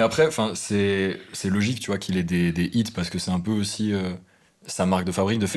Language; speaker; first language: French; native; French